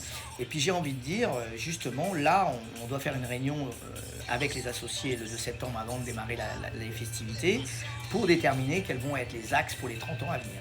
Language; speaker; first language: French; native; French